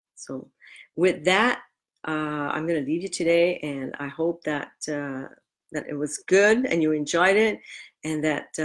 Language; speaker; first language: English; native; English